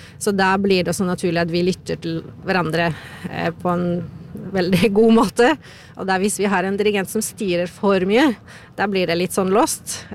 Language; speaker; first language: Norwegian; non-native, fluent; Polish